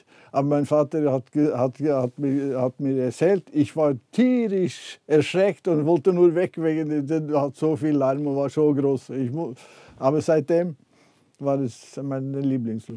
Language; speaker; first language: German; non-native, fluent; Norwegian